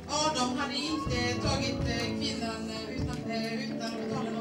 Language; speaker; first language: Swedish; non-native, fluent; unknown